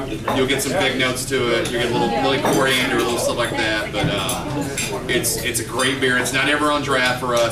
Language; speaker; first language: English; native; English